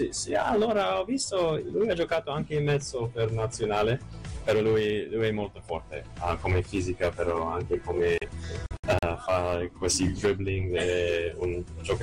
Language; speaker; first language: Italian; non-native, learner; English